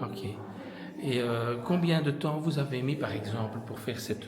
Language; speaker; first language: French; native; French